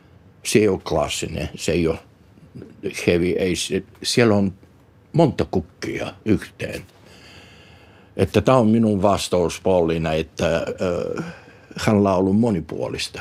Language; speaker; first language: Finnish; non-native, learner; Bulgarian